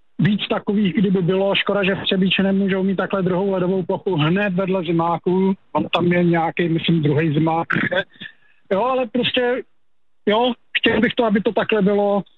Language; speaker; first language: Czech; native; Czech